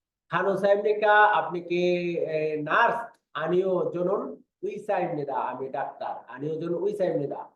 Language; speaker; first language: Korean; non-native, fluent; Bangla